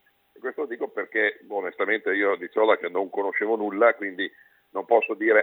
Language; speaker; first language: Italian; native; Italian